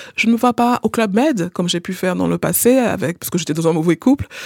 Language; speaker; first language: French; non-native, local second language; Haitian Creole